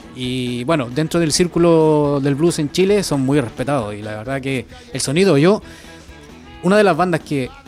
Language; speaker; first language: Spanish; native; Spanish